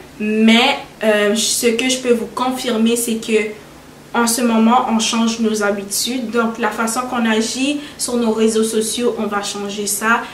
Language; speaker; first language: French; early bilingual, other home language; Haitian Creole